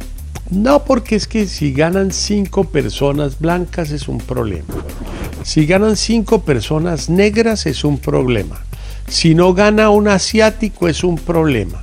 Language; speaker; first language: Spanish; native; Spanish